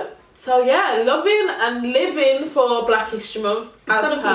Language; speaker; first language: English; native; English